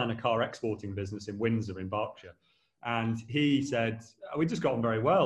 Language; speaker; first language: English; native; English